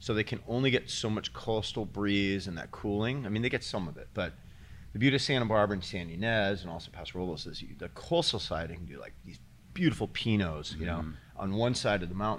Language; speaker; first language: English; native; English